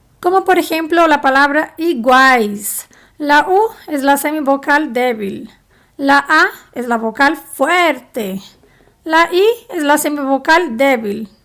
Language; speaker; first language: Spanish; non-native, fluent; Portuguese